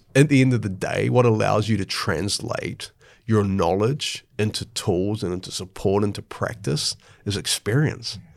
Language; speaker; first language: English; native; English